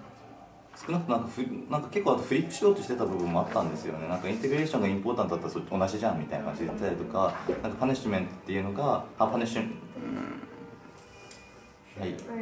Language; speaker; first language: Japanese; native; Japanese